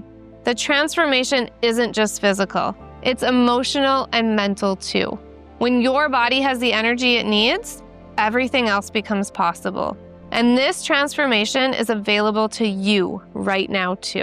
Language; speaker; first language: English; native; English